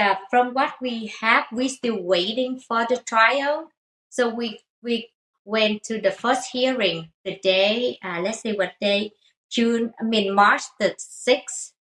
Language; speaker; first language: English; non-native, fluent; Vietnamese